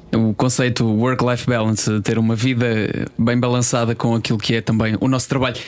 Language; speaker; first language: Portuguese; native; Portuguese